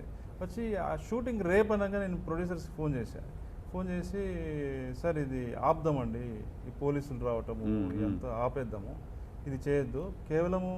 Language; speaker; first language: Telugu; native; Telugu